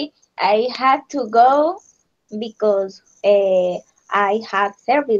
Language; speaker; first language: English; non-native, learner; Spanish